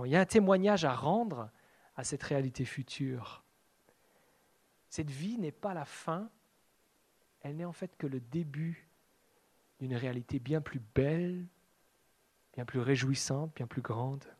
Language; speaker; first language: French; native; French